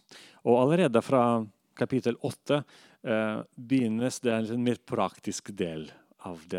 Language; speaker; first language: Norwegian; non-native, fluent; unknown